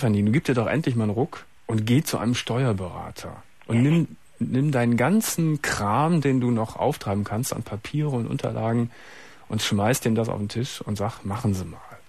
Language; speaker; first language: German; native; German